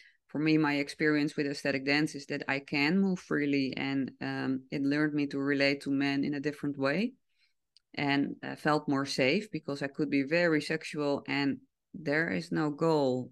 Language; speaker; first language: English; non-native, fluent; Dutch